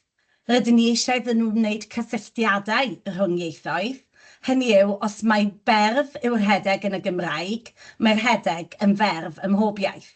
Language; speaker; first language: Welsh; native; Welsh